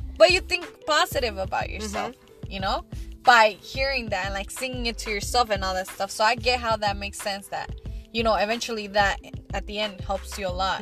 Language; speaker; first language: English; early bilingual, other home language; Spanish